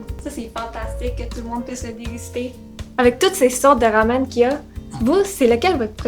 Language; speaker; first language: French; native; French